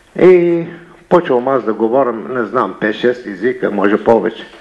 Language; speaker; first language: Bulgarian; non-native, learner; Arabic